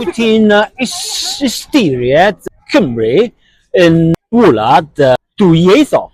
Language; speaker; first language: Welsh; non-native, learner; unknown